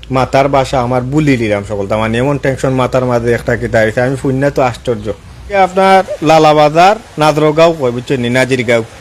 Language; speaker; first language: Bangla; non-native, local second language; Sylheti